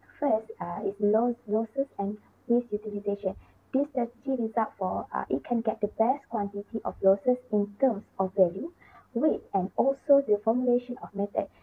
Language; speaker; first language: English; non-native, local second language; Malay